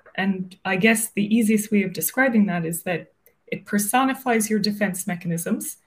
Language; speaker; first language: English; native; English